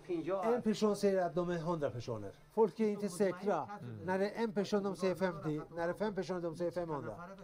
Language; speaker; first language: Swedish; non-native, learner; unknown